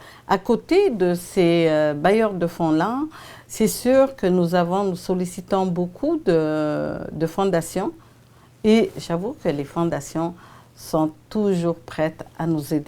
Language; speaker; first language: French; native; French